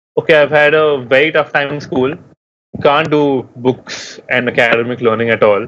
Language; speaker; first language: English; non-native, local second language; Hindi